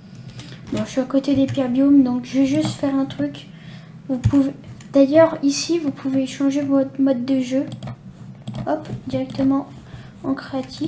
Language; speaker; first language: French; native; French